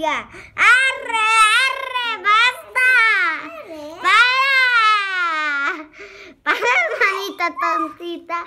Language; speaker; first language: Spanish; early bilingual, heritage; English